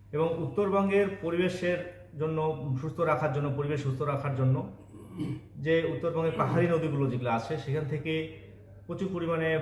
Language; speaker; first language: Bangla; non-native, local second language; Rangpuri